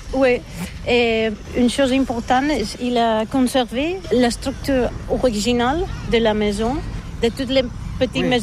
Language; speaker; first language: French; non-native, learner; Catalan